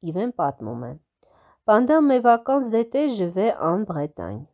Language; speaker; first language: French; non-native, fluent; Armenian